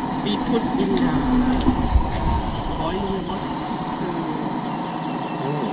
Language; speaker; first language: English; non-native, learner; Thai